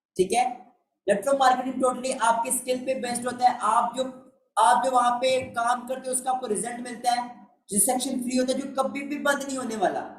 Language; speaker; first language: Urdu; non-native, local second language; Punjabi